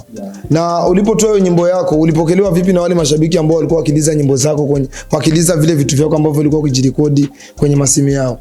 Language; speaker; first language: Swahili; non-native, local second language; Rundi